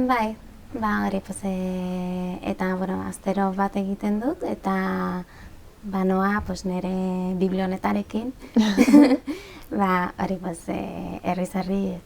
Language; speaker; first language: Basque; non-native, local second language; Spanish